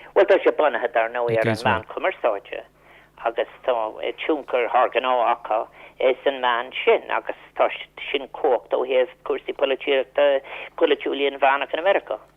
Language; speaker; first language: Irish; non-native, local second language; English